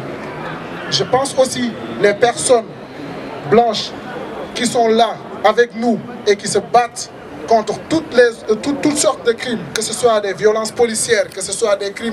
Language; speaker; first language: French; non-native, local second language; Wolof